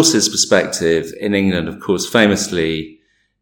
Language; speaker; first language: English; native; English